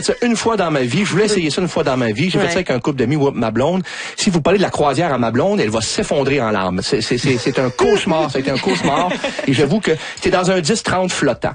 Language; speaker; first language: French; native; French